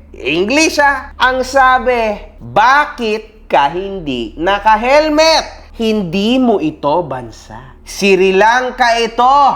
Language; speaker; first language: Filipino; native; Filipino